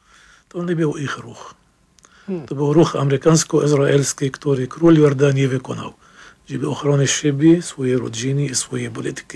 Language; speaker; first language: Polish; non-native, fluent; Arabic